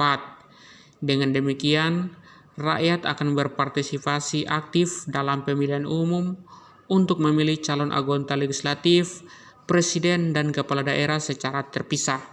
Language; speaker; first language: Indonesian; native; Indonesian